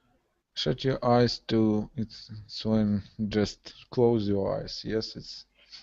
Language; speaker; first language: English; non-native, learner; Russian